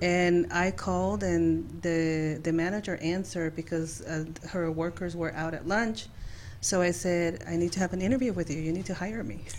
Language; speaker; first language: English; non-native, fluent; Spanish